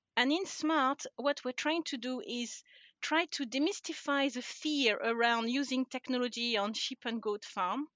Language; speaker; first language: English; non-native, fluent; French